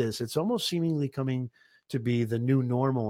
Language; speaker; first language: English; native; English